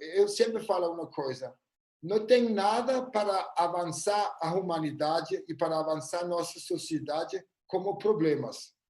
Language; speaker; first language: Portuguese; non-native, fluent; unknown